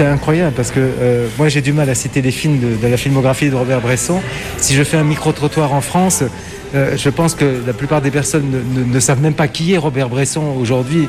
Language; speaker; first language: French; native; French